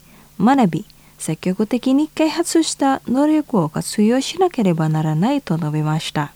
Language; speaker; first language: Japanese; non-native, fluent; Indonesian